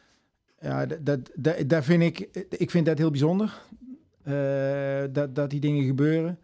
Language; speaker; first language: Dutch; native; Dutch